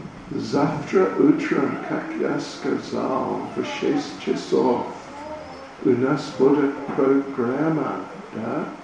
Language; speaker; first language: Russian; non-native, learner; English